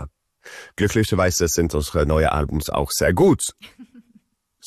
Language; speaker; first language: German; early bilingual, heritage; Swedish